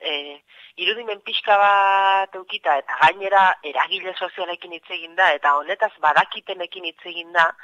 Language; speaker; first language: Basque; native; Basque